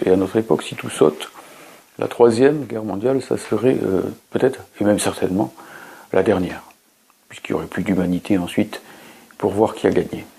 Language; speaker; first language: French; native; French